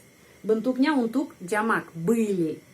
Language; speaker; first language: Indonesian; non-native, fluent; Russian